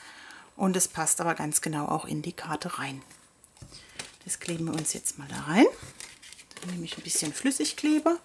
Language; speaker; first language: German; native; German